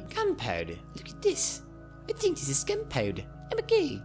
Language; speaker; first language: English; non-native, learner; German